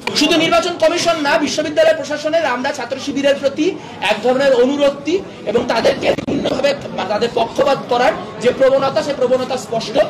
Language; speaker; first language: Bangla; native; Bangla